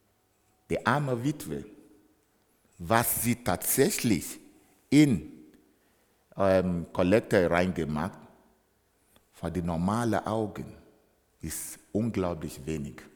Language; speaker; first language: German; non-native, fluent; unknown